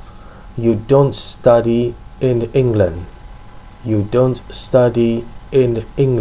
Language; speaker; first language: English; non-native, fluent; Indonesian